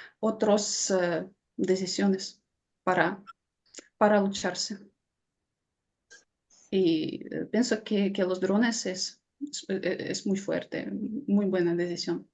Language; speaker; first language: Spanish; non-native, fluent; Ukrainian